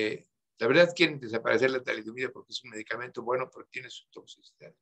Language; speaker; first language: Spanish; native; Spanish